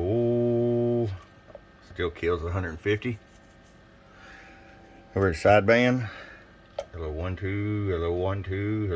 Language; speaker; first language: English; native; English